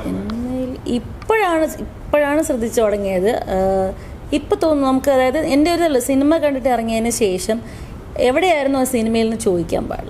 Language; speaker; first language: Malayalam; native; Malayalam